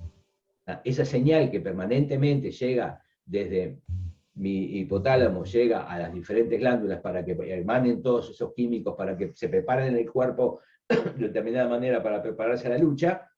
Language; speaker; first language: Spanish; native; Spanish